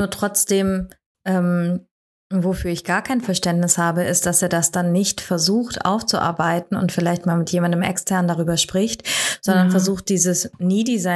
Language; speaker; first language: German; native; German